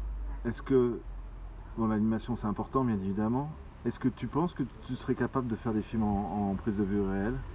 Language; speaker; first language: French; native; French